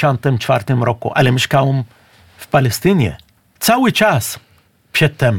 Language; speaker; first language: Polish; non-native, fluent; Arabic